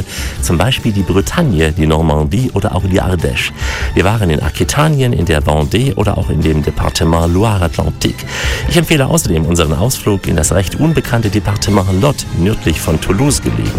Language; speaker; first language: German; native; German